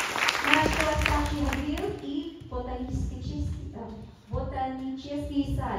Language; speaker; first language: Russian; non-native, learner; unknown